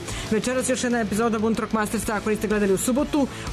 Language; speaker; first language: Serbian; native; Serbian